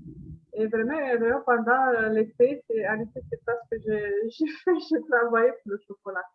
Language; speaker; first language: French; non-native, fluent; Italian